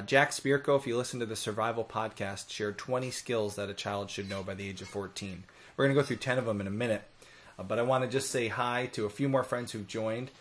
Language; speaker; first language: English; native; English